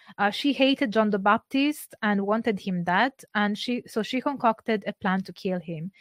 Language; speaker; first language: English; non-native, fluent; Italian